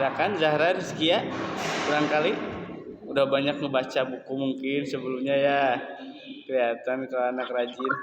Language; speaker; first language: Indonesian; native; Indonesian